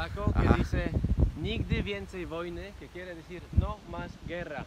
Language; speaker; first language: Spanish; non-native, fluent; Polish